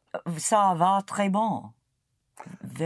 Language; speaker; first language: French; non-native, learner; English